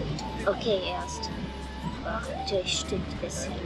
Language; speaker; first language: German; non-native, fluent; Japanese